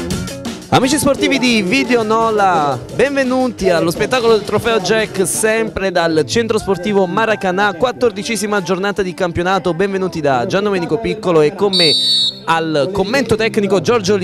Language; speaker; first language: Italian; native; Italian